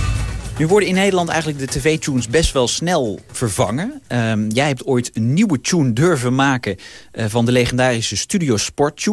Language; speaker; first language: Dutch; native; Dutch